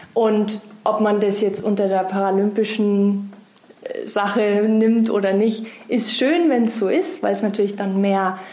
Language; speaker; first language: German; native; German